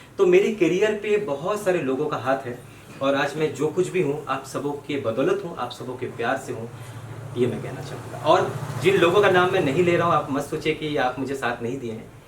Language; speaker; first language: Hindi; non-native, local second language; Bangla